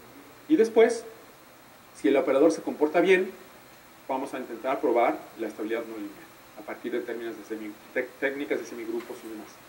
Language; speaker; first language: Spanish; native; Spanish